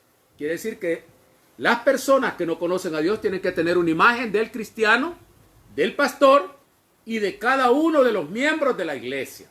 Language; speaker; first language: Spanish; native; Spanish